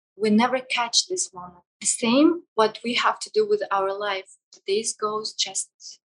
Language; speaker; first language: English; non-native, fluent; Kazakh